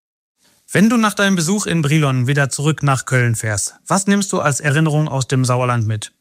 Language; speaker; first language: German; native; German